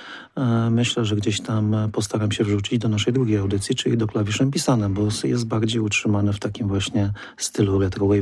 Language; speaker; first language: Polish; native; Polish